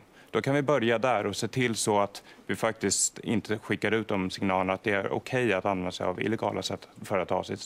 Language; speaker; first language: Swedish; native; Swedish